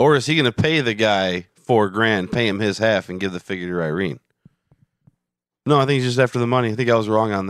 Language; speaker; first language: English; native; English